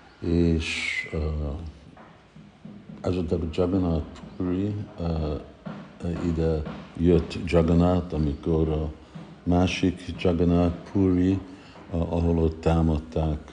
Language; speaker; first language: Hungarian; early bilingual, heritage; Hungarian